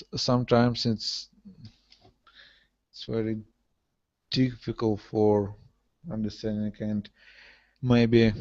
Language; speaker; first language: English; non-native, learner; Russian